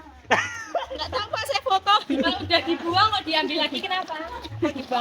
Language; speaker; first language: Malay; non-native, local second language; Javanese